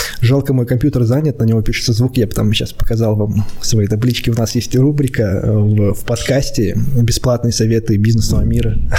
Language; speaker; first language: Russian; native; Russian